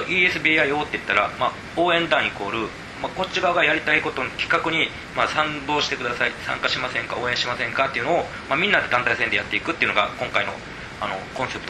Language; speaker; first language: Japanese; native; Japanese